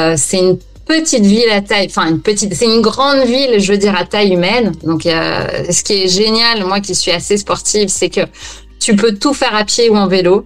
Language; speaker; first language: French; native; French